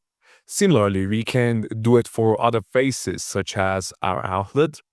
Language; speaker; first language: English; non-native, fluent; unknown